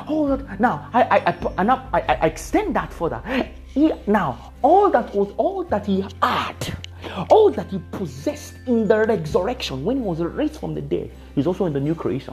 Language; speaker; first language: English; non-native, local second language; Yoruba